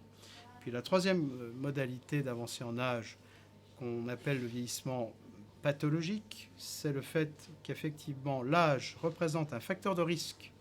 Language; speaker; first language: French; native; French